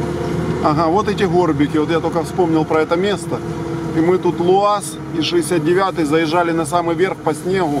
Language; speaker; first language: Russian; native; Russian